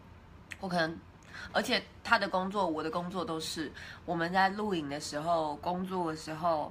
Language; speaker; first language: Chinese; native; Chinese